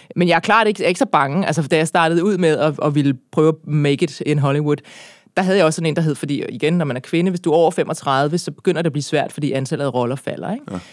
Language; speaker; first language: Danish; native; Danish